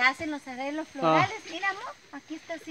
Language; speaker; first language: Spanish; native; Spanish